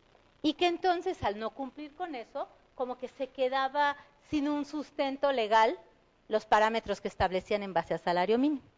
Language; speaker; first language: Spanish; native; Spanish